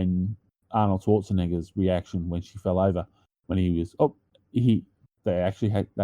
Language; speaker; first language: English; native; English